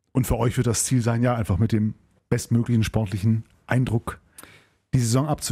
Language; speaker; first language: German; native; German